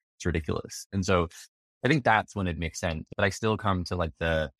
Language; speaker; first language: English; native; English